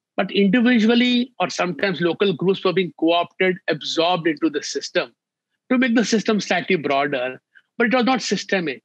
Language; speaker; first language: English; non-native, local second language; Hindi